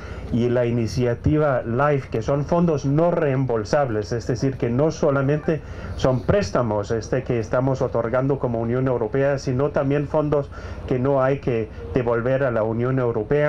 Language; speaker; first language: Spanish; non-native, fluent; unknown